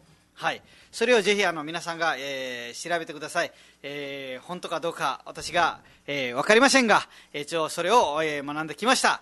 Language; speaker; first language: Japanese; non-native, fluent; Nepali